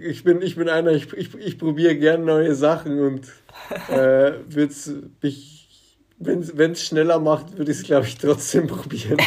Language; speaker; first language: German; native; German